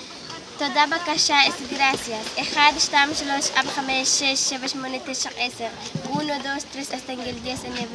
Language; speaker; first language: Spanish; non-native, local second language; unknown